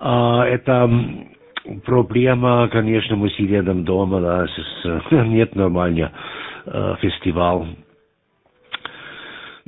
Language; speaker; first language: Russian; non-native, learner; German